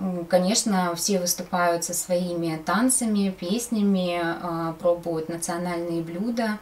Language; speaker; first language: Russian; native; Russian